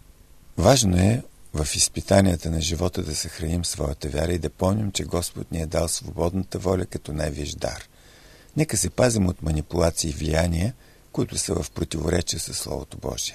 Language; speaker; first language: Bulgarian; native; Bulgarian